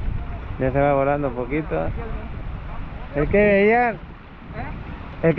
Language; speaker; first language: Spanish; native; Spanish